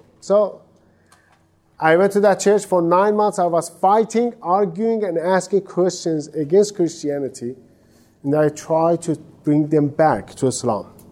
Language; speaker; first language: English; non-native, fluent; Persian